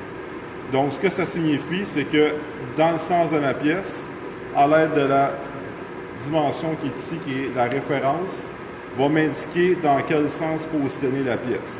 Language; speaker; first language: French; native; French